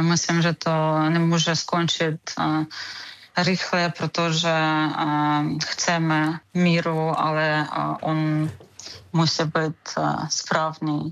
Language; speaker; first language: Czech; non-native, learner; Ukrainian